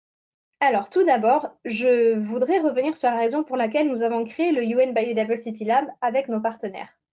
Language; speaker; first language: French; native; French